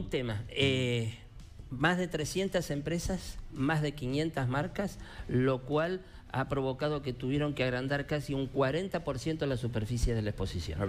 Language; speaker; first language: Spanish; native; Spanish